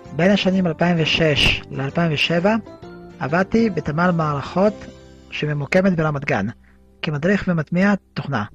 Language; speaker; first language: Hebrew; early bilingual, other home language; Russian